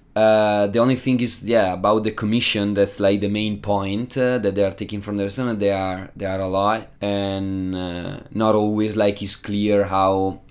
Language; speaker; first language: English; non-native, fluent; Italian